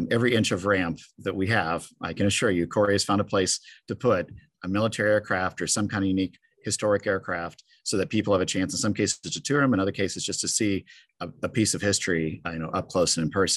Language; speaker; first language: English; native; English